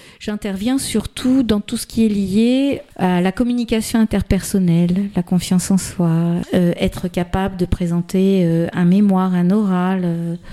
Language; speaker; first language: French; native; French